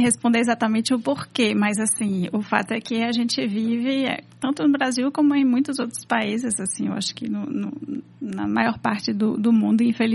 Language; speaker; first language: Portuguese; non-native, fluent; French